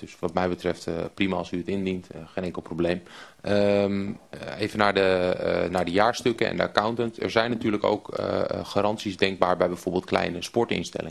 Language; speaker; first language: Dutch; native; Dutch